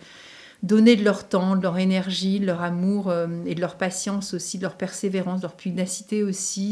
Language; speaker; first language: French; native; French